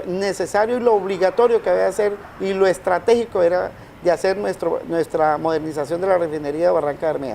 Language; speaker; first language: Spanish; native; Spanish